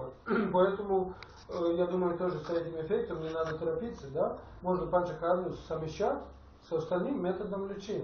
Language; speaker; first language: Russian; non-native, fluent; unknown